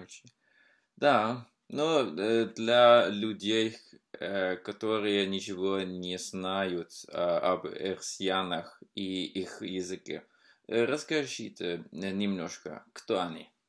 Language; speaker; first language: Russian; non-native, fluent; Norwegian